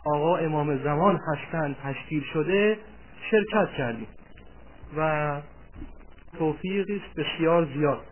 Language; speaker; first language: Persian; native; Persian